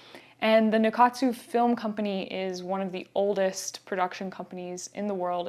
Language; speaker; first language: English; native; English